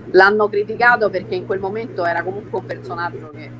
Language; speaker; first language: Italian; early bilingual, heritage; Italian